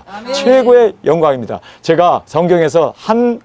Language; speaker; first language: Korean; native; Korean